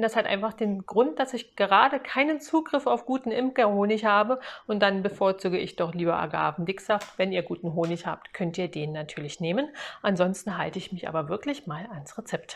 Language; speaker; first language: German; native; German